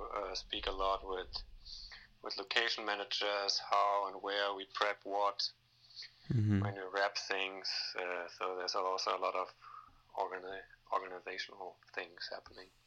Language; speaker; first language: English; non-native, fluent; Danish